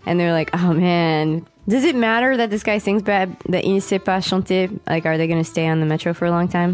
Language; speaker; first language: English; native; English